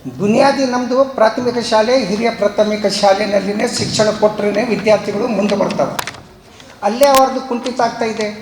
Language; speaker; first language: Kannada; non-native, local second language; Lambadi